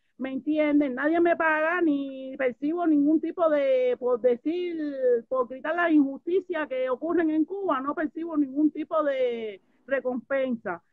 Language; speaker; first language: Spanish; native; Spanish